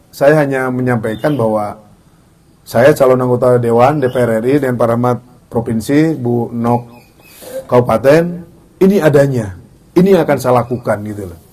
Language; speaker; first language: Indonesian; native; Indonesian